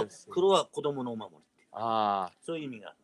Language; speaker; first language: Japanese; native; Japanese